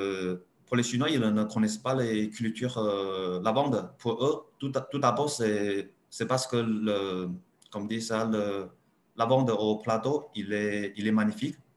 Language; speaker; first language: French; non-native, learner; Chinese